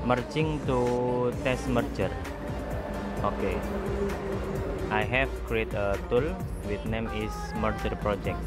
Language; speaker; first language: English; non-native, learner; Indonesian